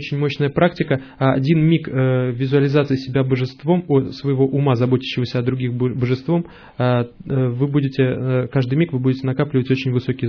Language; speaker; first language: Russian; native; Russian